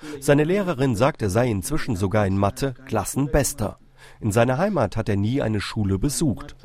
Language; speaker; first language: German; native; German